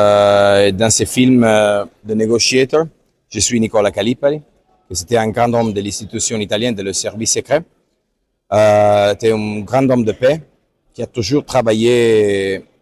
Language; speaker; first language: French; non-native, fluent; Italian